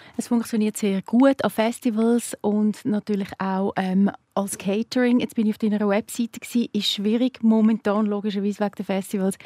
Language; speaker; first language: German; native; German